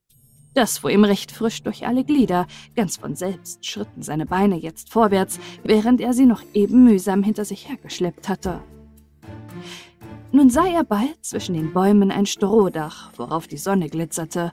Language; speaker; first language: German; native; German